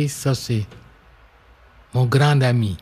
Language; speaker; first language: French; non-native, local second language; English